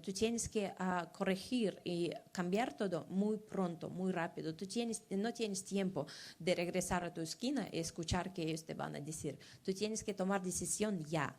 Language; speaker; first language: Spanish; non-native, learner; Russian